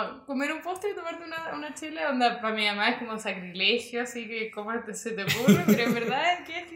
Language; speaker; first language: Spanish; native; Spanish